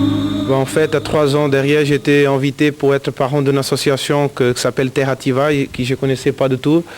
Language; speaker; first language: French; non-native, fluent; Portuguese